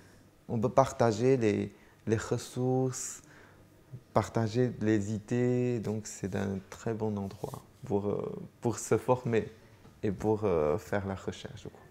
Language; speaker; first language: French; non-native, fluent; Chinese